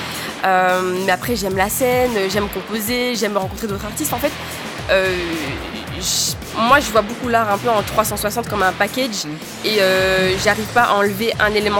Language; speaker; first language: French; native; French